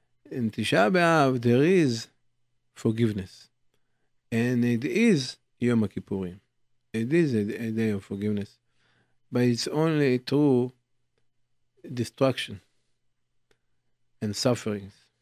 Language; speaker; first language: English; non-native, fluent; Hebrew